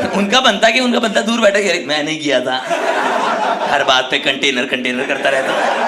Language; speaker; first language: Hindi; native; Hindi